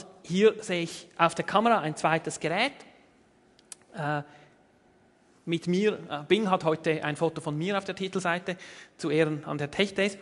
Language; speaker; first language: German; native; German